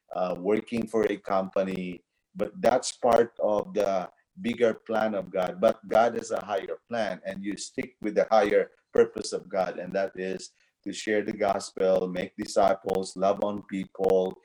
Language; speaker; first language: English; non-native, local second language; Cebuano